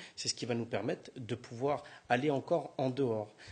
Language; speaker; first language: French; native; French